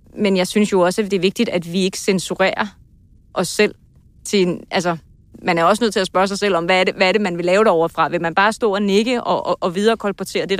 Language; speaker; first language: Danish; native; Danish